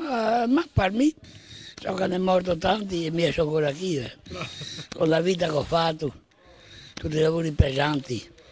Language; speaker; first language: Italian; non-native, local second language; Venetian